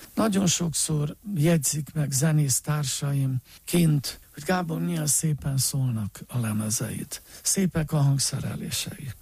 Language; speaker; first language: Hungarian; native; Hungarian